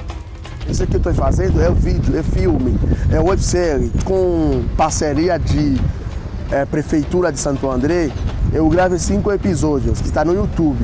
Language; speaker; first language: Portuguese; non-native, fluent; Haitian Creole